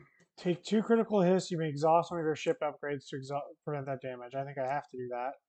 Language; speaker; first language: English; native; English